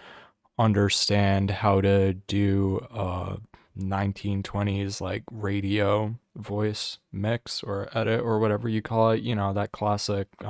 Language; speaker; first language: English; native; English